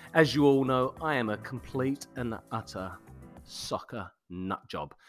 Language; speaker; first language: English; native; English